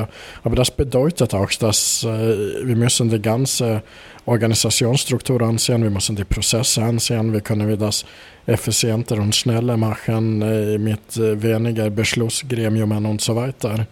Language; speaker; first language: German; non-native, fluent; Swedish